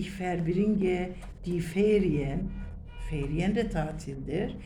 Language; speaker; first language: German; non-native, learner; Turkish